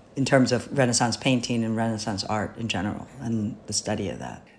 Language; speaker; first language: English; native; English